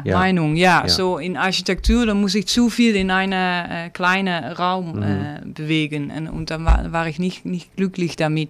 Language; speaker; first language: German; non-native, learner; Dutch